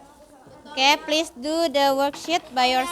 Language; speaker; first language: English; non-native, fluent; Indonesian